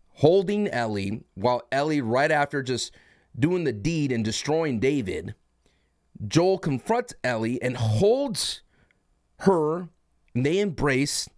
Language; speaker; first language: English; native; English